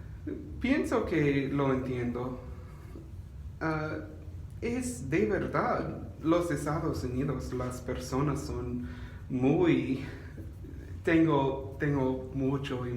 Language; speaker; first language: Spanish; non-native, learner; English